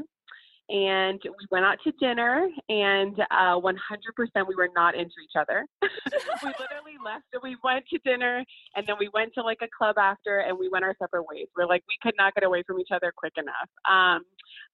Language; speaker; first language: English; early bilingual, other home language; Spanish